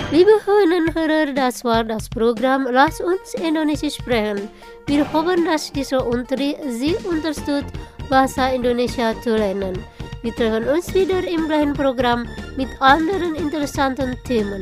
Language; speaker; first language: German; non-native, fluent; Indonesian